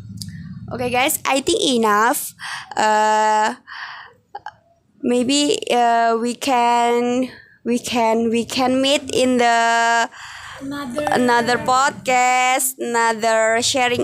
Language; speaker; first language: English; non-native, learner; Indonesian